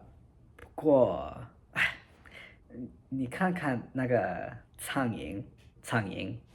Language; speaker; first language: Chinese; non-native, learner; English